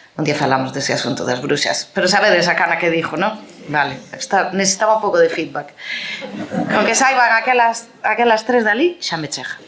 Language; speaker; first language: Galician; native; Galician